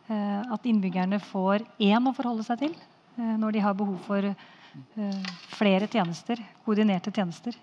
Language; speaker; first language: Norwegian; native; Norwegian